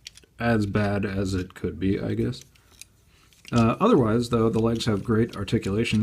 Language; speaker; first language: English; native; English